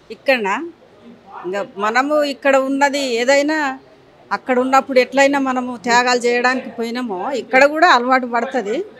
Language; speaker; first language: Telugu; native; Telugu